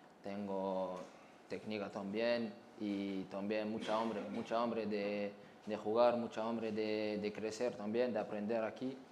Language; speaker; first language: Spanish; non-native, learner; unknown